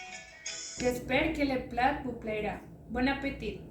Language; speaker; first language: French; non-native, learner; Spanish